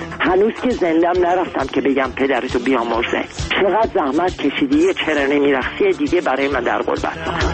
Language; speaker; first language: Persian; non-native, local second language; Armenian